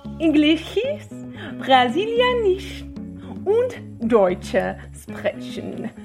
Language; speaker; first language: German; non-native, learner; Portuguese